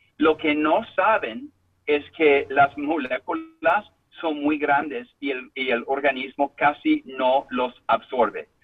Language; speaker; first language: Spanish; non-native, fluent; English